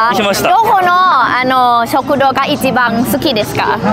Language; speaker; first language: Japanese; non-native, fluent; Thai